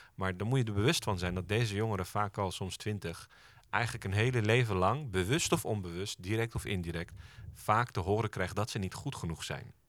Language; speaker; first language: Dutch; early bilingual, other home language; Turkish